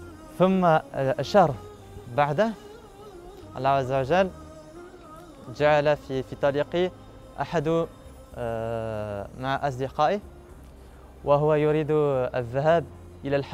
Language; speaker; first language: Arabic; non-native, learner; French